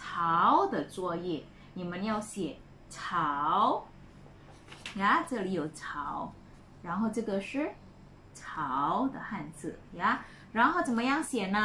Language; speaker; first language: Chinese; non-native, fluent; Indonesian